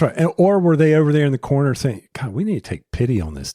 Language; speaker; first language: English; native; English